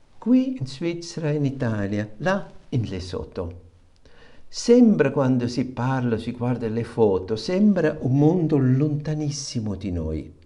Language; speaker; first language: Italian; non-native, fluent; German